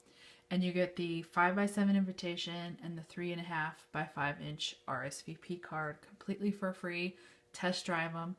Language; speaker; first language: English; native; English